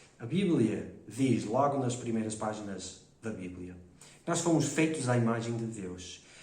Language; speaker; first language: Portuguese; non-native, fluent; English